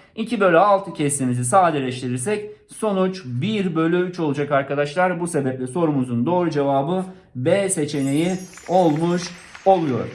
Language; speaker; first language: Turkish; native; Turkish